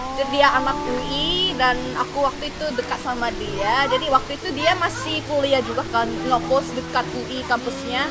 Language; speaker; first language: Indonesian; non-native, fluent; Korean